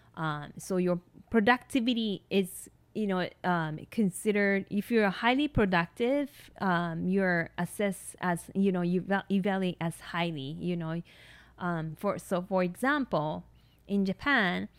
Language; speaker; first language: English; non-native, fluent; Japanese